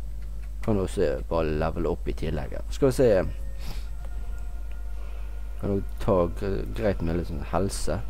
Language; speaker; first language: Norwegian; native; Norwegian